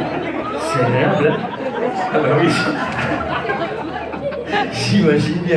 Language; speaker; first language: French; native; French